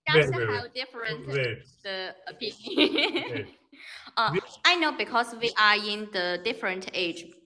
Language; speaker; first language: English; non-native, learner; Chinese